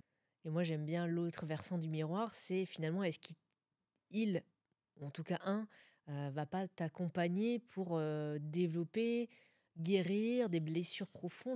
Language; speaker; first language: French; native; French